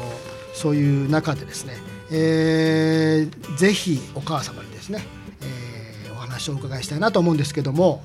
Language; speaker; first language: Japanese; native; Japanese